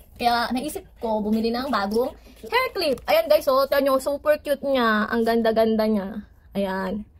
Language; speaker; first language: Filipino; native; Filipino